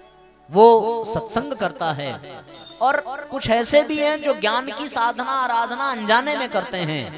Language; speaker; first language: Hindi; native; Hindi